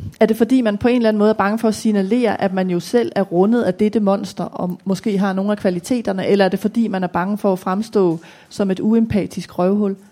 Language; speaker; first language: Danish; native; Danish